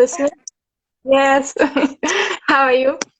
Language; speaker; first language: English; non-native, learner; Russian